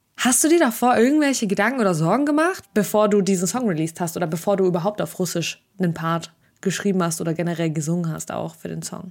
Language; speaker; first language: German; early bilingual, other home language; Russian